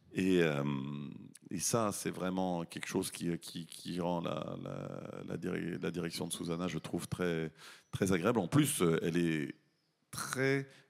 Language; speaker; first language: French; native; French